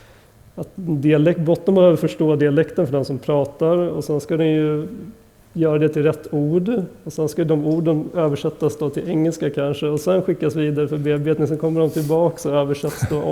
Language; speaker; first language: Swedish; native; Swedish